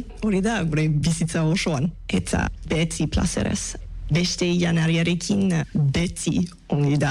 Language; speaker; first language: Basque; non-native, fluent; English